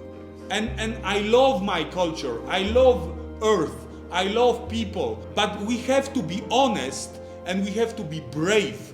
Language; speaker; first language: English; non-native, fluent; Polish